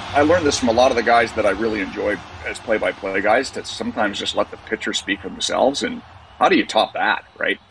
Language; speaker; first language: English; native; English